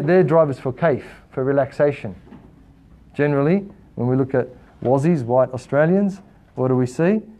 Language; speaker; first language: English; native; English